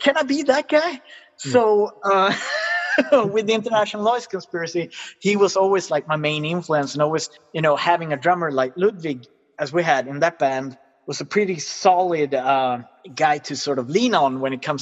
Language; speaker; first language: English; non-native, fluent; Swedish